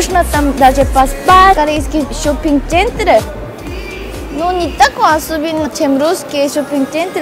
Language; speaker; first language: Russian; non-native, learner; Korean